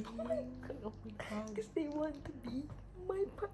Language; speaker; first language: English; non-native, local second language; Indonesian